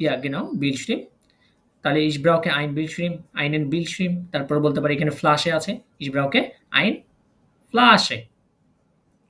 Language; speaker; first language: German; non-native, learner; Bangla